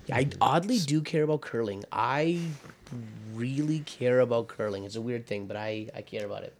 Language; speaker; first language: English; native; English